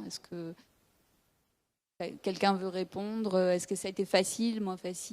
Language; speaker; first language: French; native; French